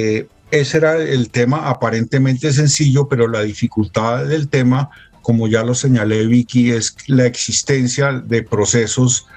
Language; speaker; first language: Spanish; native; Spanish